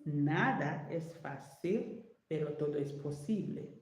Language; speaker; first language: Spanish; non-native, learner; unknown